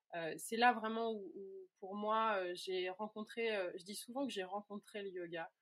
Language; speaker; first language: French; native; French